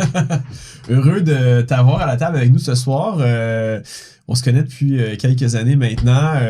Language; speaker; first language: French; native; French